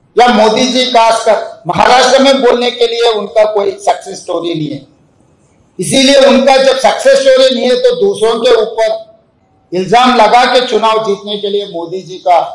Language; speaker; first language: Hindi; non-native, local second language; Telugu